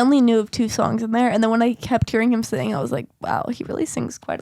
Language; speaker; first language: English; native; English